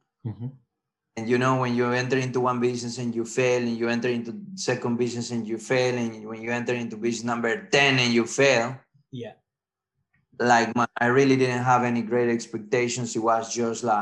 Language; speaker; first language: English; non-native, fluent; Spanish